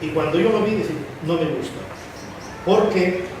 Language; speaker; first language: Spanish; non-native, local second language; Catalan